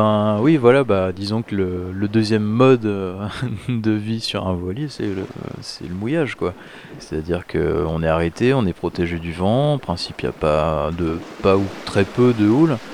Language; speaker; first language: French; native; French